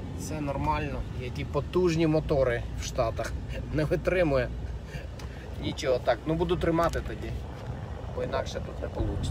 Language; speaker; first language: Ukrainian; non-native, local second language; Russian